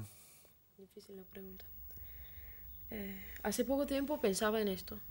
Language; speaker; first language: Spanish; non-native, fluent; Portuguese